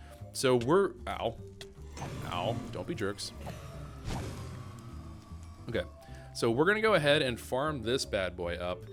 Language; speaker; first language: English; native; English